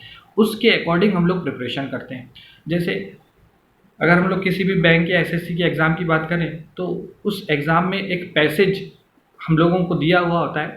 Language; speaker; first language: Hindi; native; Hindi